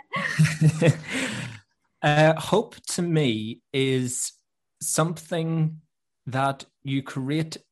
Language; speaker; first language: English; native; English